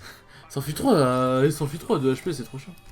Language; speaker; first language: French; native; French